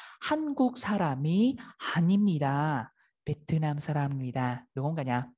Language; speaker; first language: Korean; non-native, fluent; Vietnamese